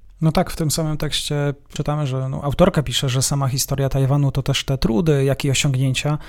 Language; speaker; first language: Polish; native; Polish